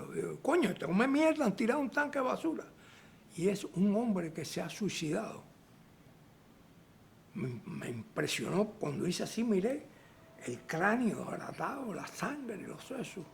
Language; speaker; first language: Spanish; native; Spanish